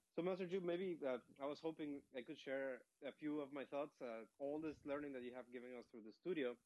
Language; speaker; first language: English; non-native, fluent; Spanish